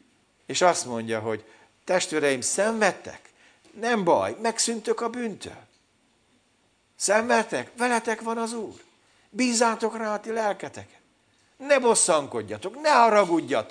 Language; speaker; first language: Hungarian; native; Hungarian